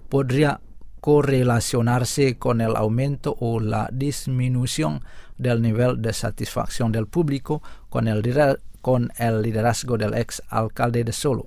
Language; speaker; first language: Spanish; non-native, fluent; Indonesian